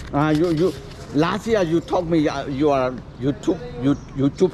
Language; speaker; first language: English; non-native, learner; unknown